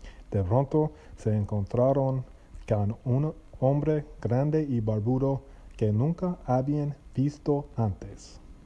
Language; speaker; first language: Spanish; non-native, learner; English